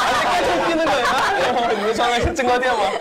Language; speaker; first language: Korean; non-native, learner; Chinese